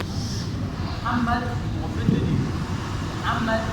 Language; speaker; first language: French; non-native, learner; Arabic